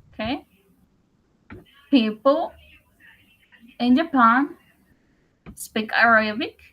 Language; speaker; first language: English; non-native, learner; Spanish